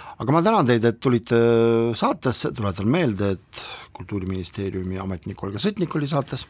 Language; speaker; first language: Estonian; non-native, local second language; Russian